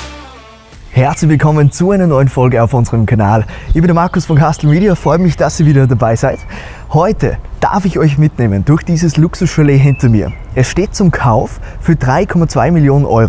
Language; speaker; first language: German; native; German